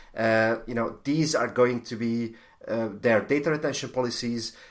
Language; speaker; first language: English; non-native, fluent; Hungarian